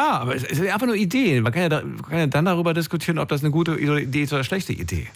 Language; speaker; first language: German; native; German